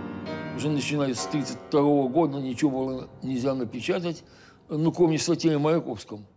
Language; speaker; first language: Russian; native; Russian